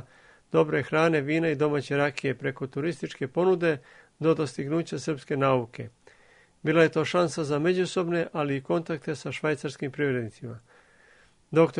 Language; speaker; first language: Serbian; native; Serbian